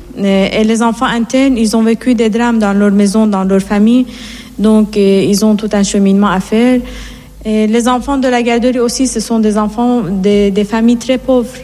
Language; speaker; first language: French; non-native, fluent; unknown